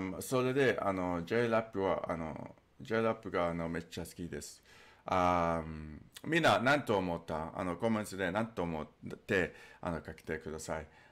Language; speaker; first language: Japanese; non-native, learner; English